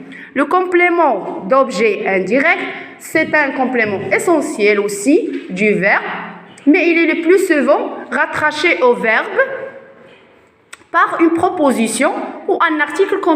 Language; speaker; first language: French; non-native, local second language; Arabic